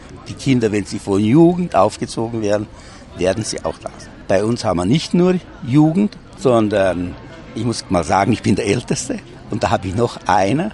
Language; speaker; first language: German; native; German